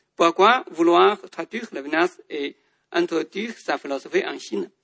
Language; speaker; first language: French; non-native, fluent; Chinese